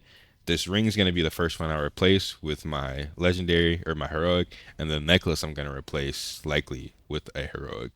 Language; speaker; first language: English; native; English